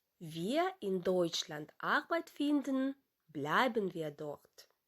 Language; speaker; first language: German; non-native, fluent; Ukrainian